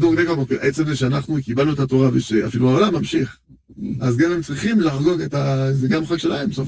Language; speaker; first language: Hebrew; non-native, fluent; French